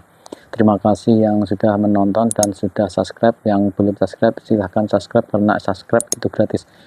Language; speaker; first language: Indonesian; native; Indonesian